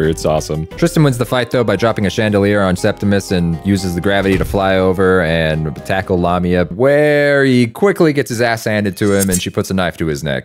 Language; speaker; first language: English; native; English